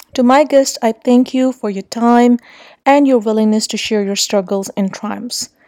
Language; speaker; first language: English; non-native, local second language; Urdu